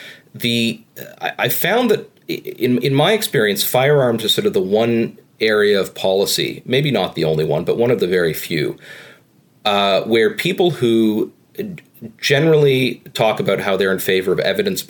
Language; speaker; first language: English; native; English